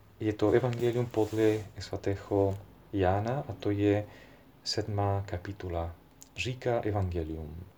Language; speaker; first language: Czech; non-native, fluent; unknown